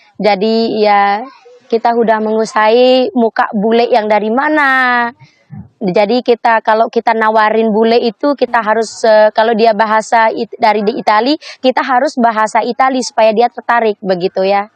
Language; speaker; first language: Indonesian; non-native, local second language; Sasak